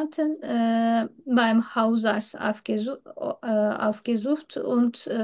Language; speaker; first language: German; non-native, learner; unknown